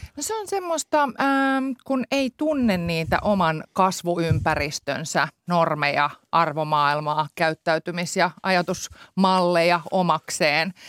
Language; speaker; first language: Finnish; native; Finnish